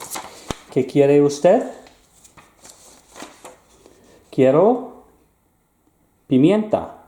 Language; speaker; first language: Spanish; non-native, fluent; English